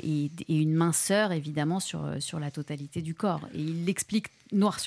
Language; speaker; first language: French; native; French